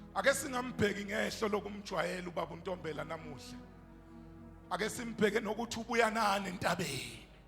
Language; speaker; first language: Zulu; native; Zulu